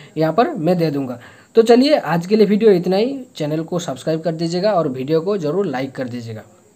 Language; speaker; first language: Hindi; non-native, local second language; Bangla